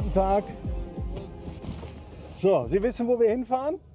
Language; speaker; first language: German; native; German